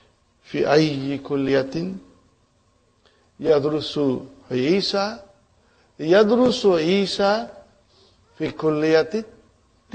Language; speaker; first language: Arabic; non-native, fluent; Urdu